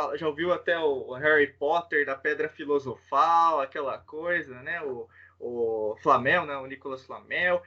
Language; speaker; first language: Portuguese; native; Portuguese